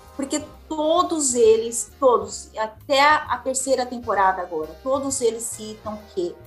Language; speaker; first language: Portuguese; native; Portuguese